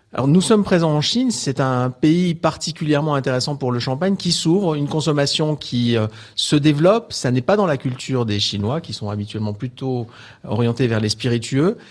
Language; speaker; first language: French; native; French